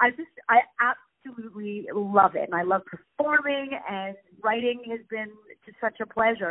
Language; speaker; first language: English; native; English